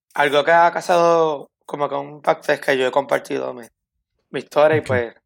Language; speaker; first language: Spanish; native; Spanish